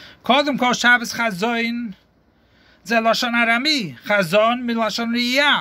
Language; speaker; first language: Hebrew; non-native, fluent; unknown